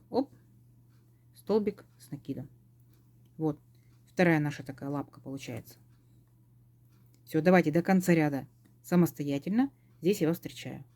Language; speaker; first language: Russian; native; Russian